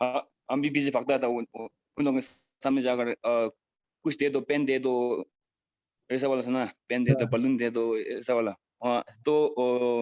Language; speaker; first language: Hindi; non-native, fluent; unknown